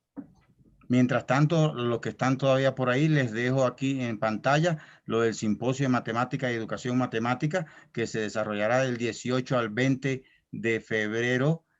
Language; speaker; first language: Spanish; native; Spanish